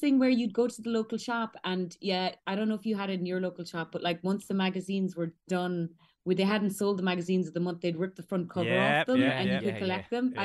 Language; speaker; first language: English; native; English